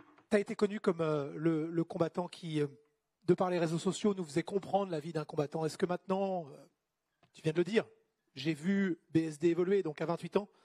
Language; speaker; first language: French; native; French